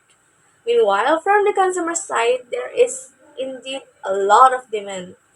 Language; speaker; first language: English; non-native, learner; Indonesian